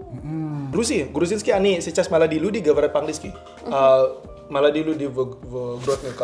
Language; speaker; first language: Russian; non-native, learner; Indonesian